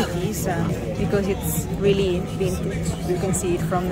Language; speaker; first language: English; non-native, fluent; Italian